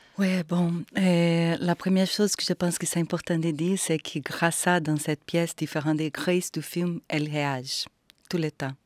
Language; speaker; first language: French; non-native, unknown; Portuguese